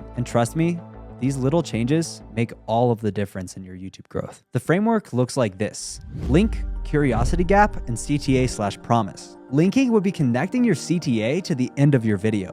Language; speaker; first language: English; native; English